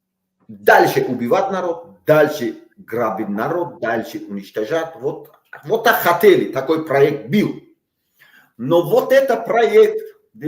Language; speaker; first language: Russian; non-native, local second language; Tajik